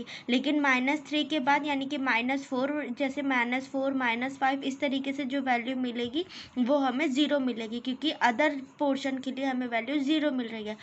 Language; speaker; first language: Hindi; native; Hindi